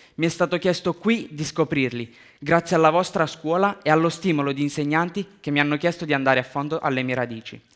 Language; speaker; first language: Italian; early bilingual, other home language; Romanian